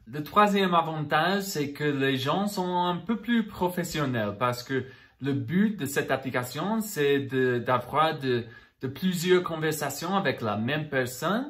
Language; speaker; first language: French; non-native, fluent; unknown